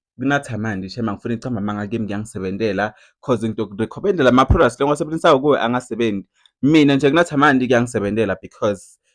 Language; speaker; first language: Zulu; non-native, local second language; Swati